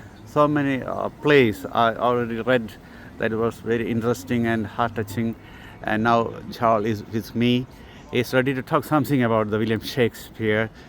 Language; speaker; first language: English; non-native, local second language; Malayalam